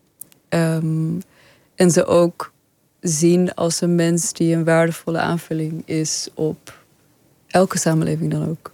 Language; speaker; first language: Dutch; early bilingual, other home language; Persian